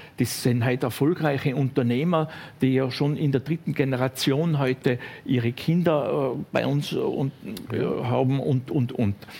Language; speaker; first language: German; native; German